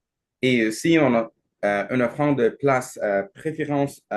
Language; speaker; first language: French; non-native, learner; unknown